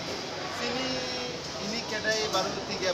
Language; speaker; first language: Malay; non-native, local second language; Bangla